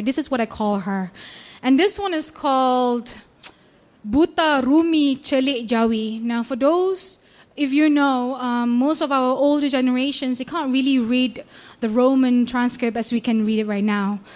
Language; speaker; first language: English; non-native, local second language; Malay